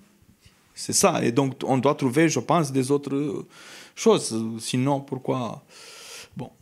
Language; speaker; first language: French; non-native, fluent; Romanian